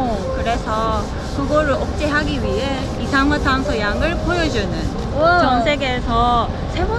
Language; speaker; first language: Korean; non-native, fluent; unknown